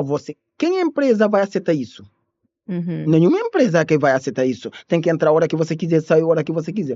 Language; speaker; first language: Portuguese; non-native, learner; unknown